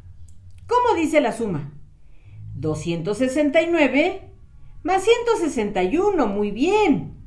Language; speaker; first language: Spanish; native; Spanish